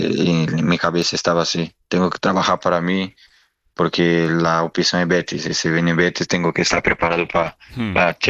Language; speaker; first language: Spanish; non-native, learner; Portuguese